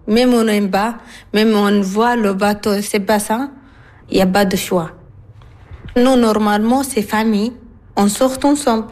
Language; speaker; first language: French; non-native, learner; Arabic